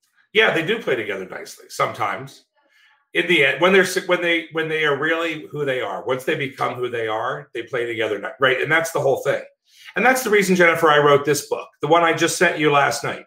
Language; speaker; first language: English; native; English